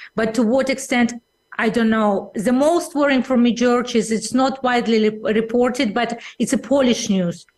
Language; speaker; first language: English; non-native, fluent; Russian